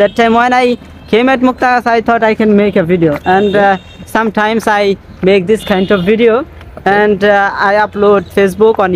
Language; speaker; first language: English; non-native, learner; Bangla